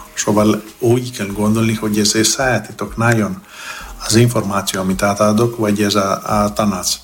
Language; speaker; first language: Hungarian; non-native, learner; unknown